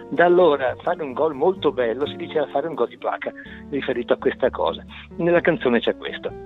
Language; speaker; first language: Italian; non-native, fluent; Portuguese